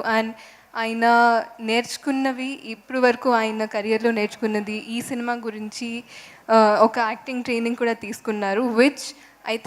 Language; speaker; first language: Telugu; non-native, local second language; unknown